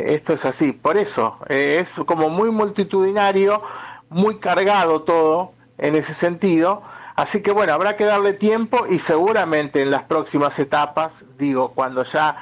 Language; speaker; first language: Spanish; native; Spanish